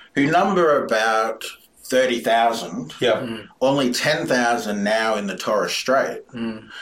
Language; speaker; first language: English; native; English